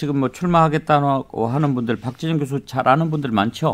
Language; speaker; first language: Korean; native; Korean